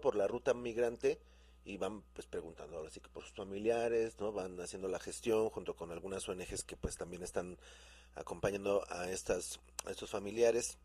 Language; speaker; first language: Spanish; native; Spanish